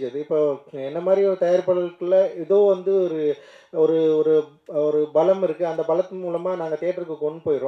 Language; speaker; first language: Tamil; native; Tamil